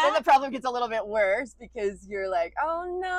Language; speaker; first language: English; native; English